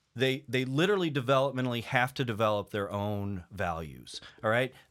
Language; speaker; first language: English; native; English